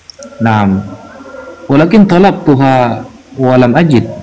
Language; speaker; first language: Arabic; non-native, learner; Indonesian